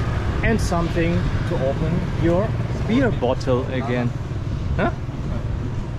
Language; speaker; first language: English; non-native, fluent; German